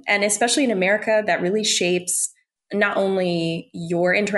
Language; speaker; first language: English; native; English